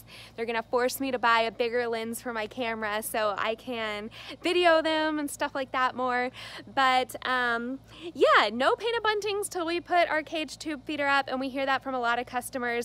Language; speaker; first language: English; native; English